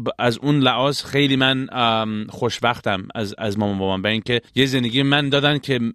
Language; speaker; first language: Persian; early bilingual, heritage; Persian